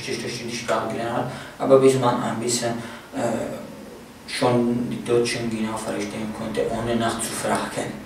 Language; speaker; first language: German; non-native, fluent; Arabic